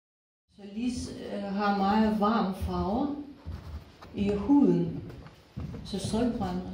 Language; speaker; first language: Danish; non-native, fluent; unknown